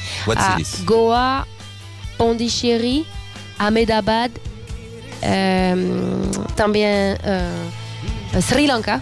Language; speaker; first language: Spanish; non-native, learner; French